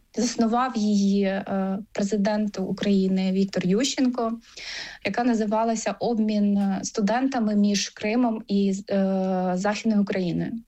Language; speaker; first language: Ukrainian; non-native, local second language; Crimean Tatar